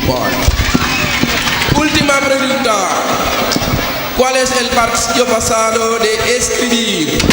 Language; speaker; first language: Spanish; non-native, fluent; French